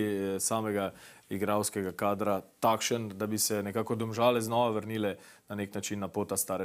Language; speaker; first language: Slovenian; native; Slovenian